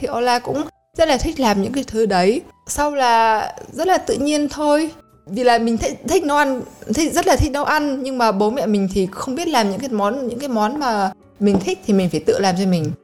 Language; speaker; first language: Vietnamese; early bilingual, heritage; Vietnamese